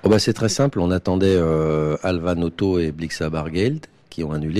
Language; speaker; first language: French; native; French